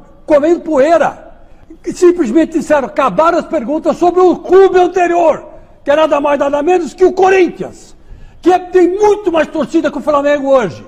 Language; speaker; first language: Portuguese; native; Portuguese